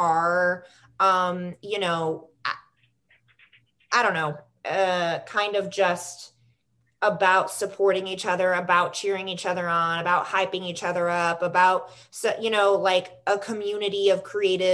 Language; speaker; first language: English; native; English